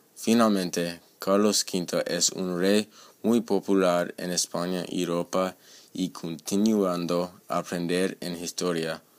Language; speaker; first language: Spanish; non-native, learner; English